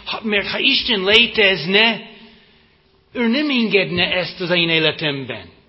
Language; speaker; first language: Hungarian; non-native, fluent; English